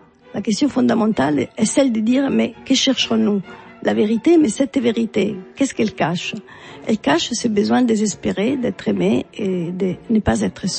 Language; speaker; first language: French; non-native, fluent; Italian